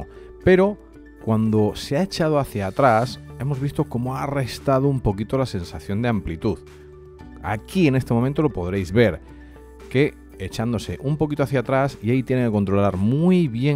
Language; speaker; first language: Spanish; native; Spanish